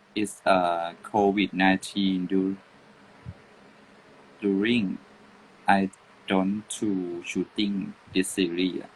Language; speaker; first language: English; non-native, learner; Thai